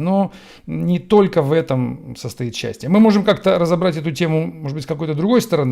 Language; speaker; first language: Russian; native; Russian